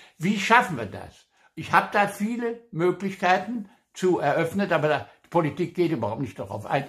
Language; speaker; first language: German; non-native, local second language; Luxembourgish